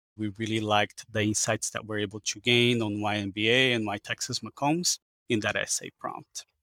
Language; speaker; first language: English; early bilingual, other home language; Portuguese